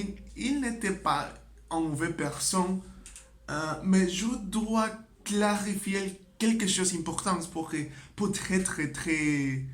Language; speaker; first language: French; non-native, learner; Spanish